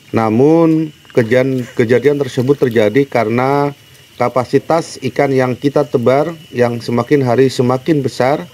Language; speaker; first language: Indonesian; native; Indonesian